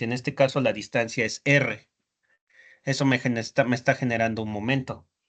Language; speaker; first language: Spanish; native; Spanish